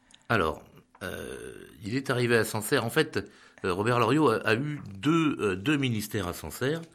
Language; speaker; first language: French; native; French